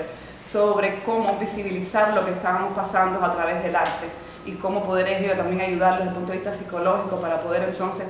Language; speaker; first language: Spanish; native; Spanish